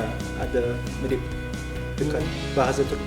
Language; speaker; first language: Indonesian; non-native, fluent; Turkmen